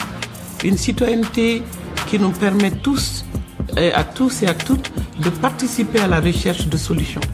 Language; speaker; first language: French; non-native, local second language; Bambara